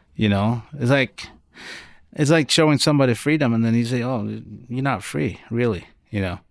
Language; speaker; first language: English; non-native, fluent; Arabic